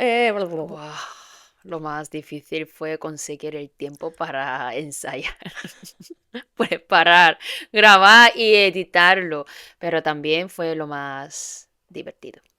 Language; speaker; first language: Spanish; non-native, fluent; Korean